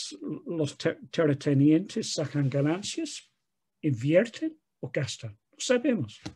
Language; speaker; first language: Spanish; non-native, fluent; English